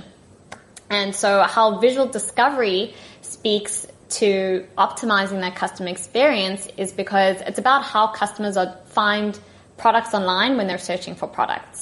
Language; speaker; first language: English; native; English